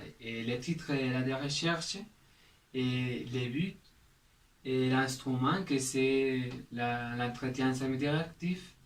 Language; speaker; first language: French; non-native, learner; Spanish